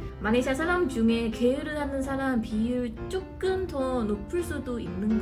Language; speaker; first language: Korean; non-native, fluent; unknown